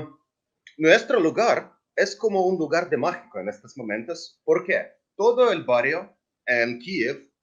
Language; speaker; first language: Spanish; non-native, learner; Ukrainian